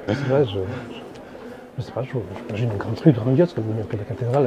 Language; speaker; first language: French; native; French